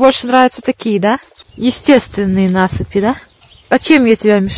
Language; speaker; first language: Russian; native; Russian